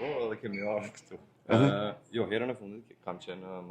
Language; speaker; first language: Albanian; native; Albanian